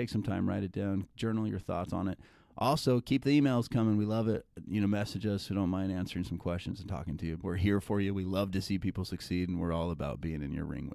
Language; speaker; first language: English; native; English